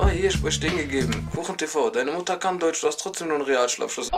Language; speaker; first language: German; native; German